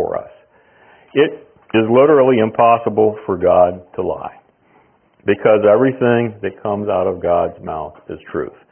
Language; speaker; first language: English; native; English